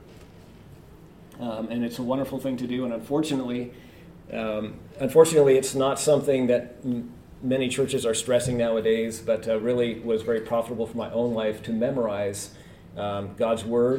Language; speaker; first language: English; native; English